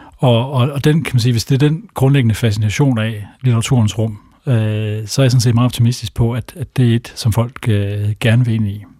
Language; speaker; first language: Danish; native; Danish